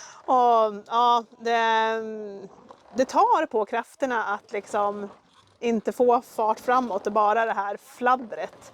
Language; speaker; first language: Swedish; native; Swedish